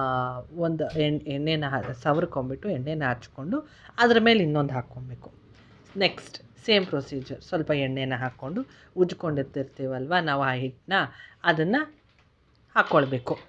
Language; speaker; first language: Kannada; native; Kannada